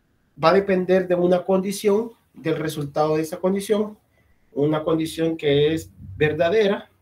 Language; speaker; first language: Spanish; native; Spanish